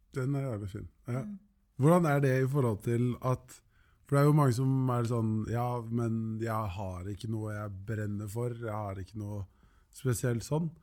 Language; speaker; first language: Norwegian; native; Norwegian